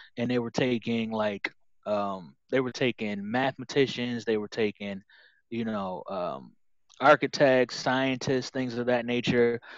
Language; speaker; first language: English; native; English